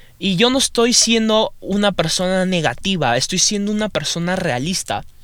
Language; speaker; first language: Spanish; native; Spanish